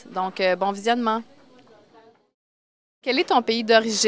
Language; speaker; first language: French; native; French